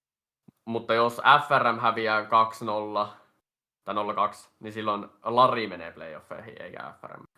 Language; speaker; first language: Finnish; native; Finnish